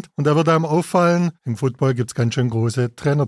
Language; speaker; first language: German; native; German